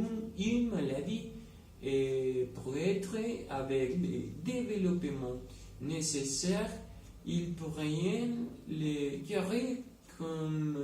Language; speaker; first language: French; non-native, learner; Spanish